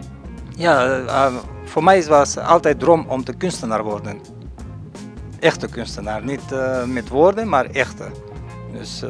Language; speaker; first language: Dutch; non-native, learner; Russian